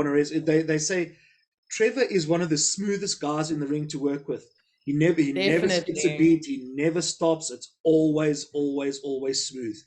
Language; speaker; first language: English; native; English